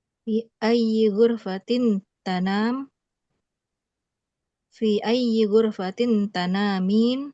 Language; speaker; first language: Arabic; non-native, learner; Indonesian